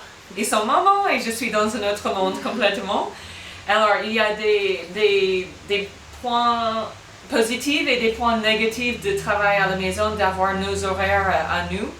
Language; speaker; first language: French; non-native, fluent; English